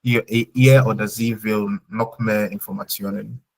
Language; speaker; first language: German; non-native, fluent; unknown